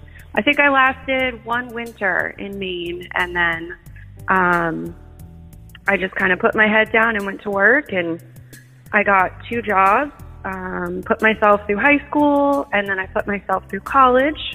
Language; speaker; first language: English; native; English